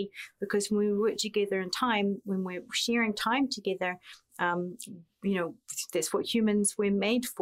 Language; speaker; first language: English; native; English